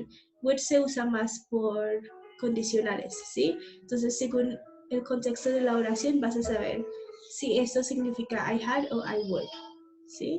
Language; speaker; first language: Spanish; non-native, fluent; English